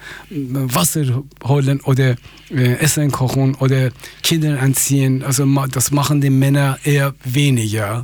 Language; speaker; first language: German; non-native, fluent; Persian